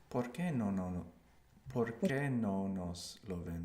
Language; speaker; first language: Spanish; non-native, learner; English